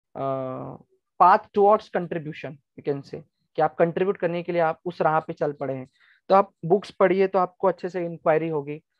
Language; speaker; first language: Hindi; non-native, local second language; Gujarati